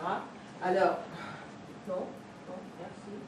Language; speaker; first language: French; non-native, fluent; English